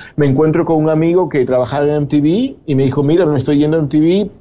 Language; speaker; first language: Spanish; native; Spanish